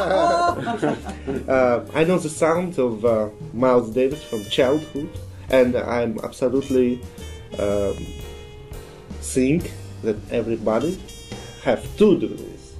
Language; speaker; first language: English; non-native, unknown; Russian